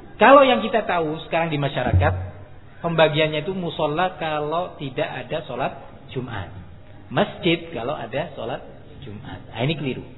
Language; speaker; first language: Indonesian; non-native, local second language; Madurese